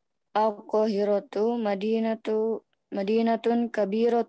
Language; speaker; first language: Arabic; non-native, learner; Indonesian